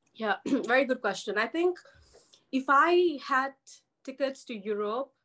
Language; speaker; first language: English; non-native, local second language; Telugu